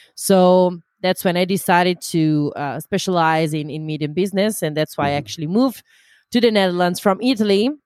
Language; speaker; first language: English; non-native, fluent; Italian